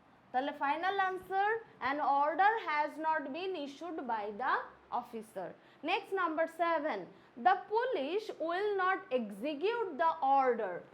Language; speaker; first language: English; non-native, local second language; Bangla